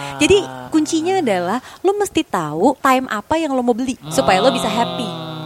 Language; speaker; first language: Indonesian; native; Indonesian